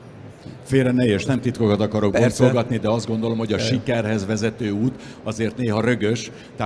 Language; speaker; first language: Hungarian; native; Hungarian